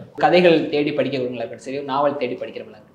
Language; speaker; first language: Tamil; native; Tamil